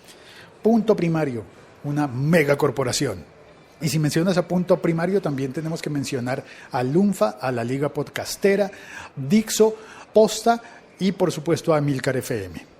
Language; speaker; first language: Spanish; native; Spanish